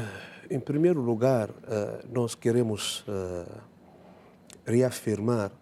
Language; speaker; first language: Portuguese; non-native, fluent; Arabic